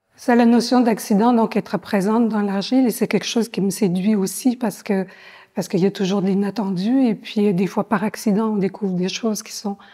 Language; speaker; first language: French; native; French